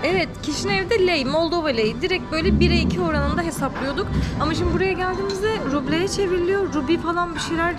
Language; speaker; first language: Turkish; native; Turkish